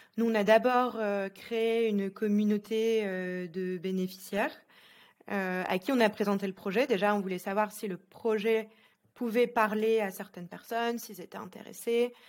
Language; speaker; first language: French; native; French